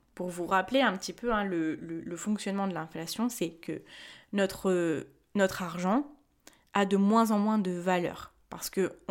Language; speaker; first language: French; early bilingual, other home language; Spanish